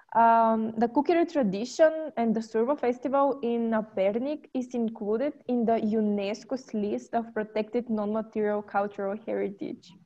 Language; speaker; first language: English; non-native, fluent; Bulgarian